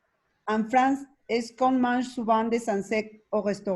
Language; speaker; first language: French; non-native, learner; Spanish